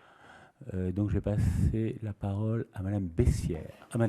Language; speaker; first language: French; native; French